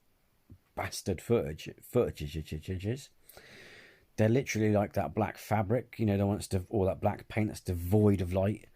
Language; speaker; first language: English; native; English